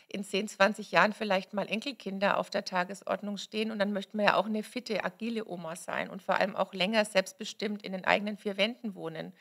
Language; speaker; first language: German; native; German